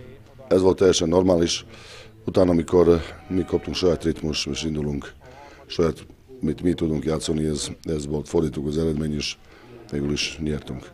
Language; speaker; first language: Hungarian; non-native, learner; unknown